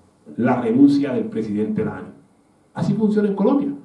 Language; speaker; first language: Spanish; native; Spanish